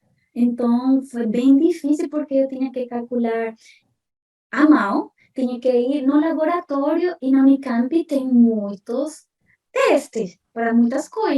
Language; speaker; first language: Portuguese; non-native, fluent; Spanish